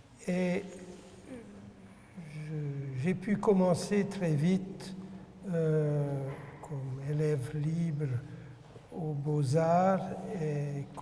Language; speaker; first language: French; non-native, fluent; Hungarian